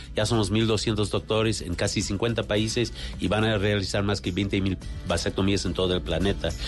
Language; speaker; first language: Spanish; non-native, fluent; English